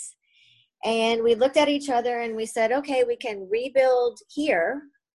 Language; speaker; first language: English; native; English